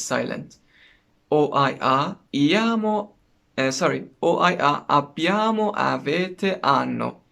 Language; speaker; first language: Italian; non-native, learner; Persian